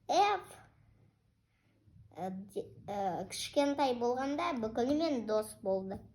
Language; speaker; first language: Kazakh; non-native, local second language; Russian